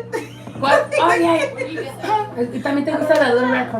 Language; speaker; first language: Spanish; early bilingual, other home language; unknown